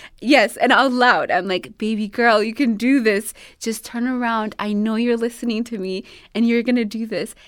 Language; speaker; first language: English; non-native, local second language; Amharic